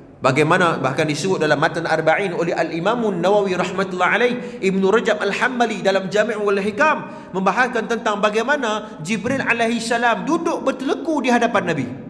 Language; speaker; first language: Malay; native; Malay